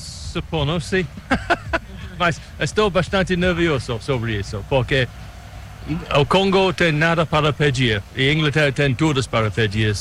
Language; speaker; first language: Portuguese; non-native, learner; English